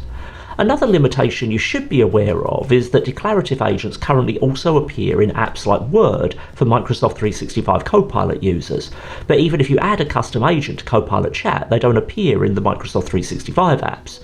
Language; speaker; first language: English; native; English